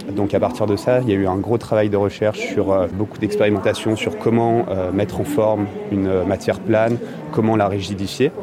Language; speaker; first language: French; native; French